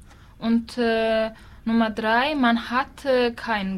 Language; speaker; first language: German; non-native, learner; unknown